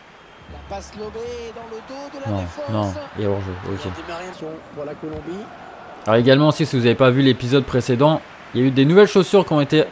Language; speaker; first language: French; native; French